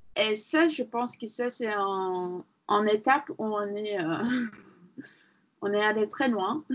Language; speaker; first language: French; non-native, fluent; Latvian